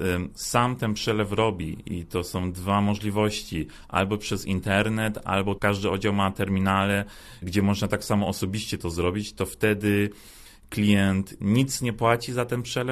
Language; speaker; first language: Polish; early bilingual, other home language; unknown